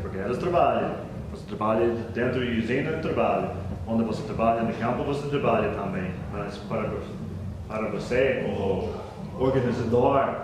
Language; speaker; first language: Portuguese; non-native, learner; English